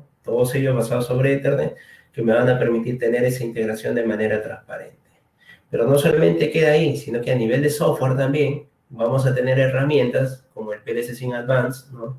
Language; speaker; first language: Spanish; native; Spanish